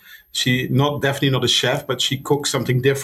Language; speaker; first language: English; non-native, fluent; Dutch